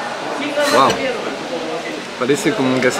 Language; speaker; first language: Spanish; non-native, fluent; French